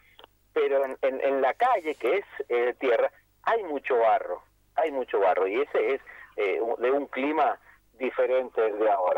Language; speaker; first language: Spanish; native; Spanish